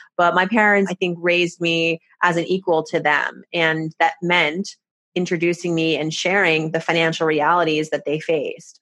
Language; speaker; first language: English; early bilingual, other home language; Persian